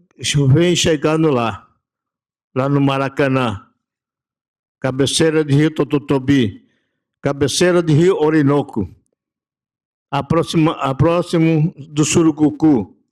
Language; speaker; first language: Portuguese; non-native, local second language; Yanomámi